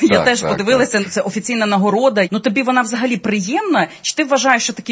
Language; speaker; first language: Ukrainian; native; Ukrainian